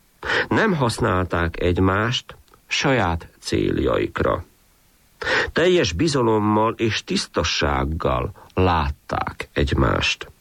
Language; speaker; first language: Hungarian; native; Hungarian